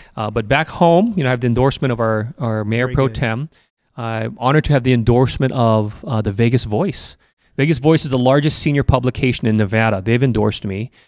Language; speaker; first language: English; native; English